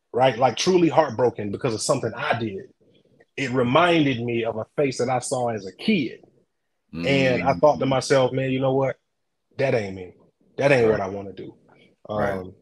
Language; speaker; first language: English; native; English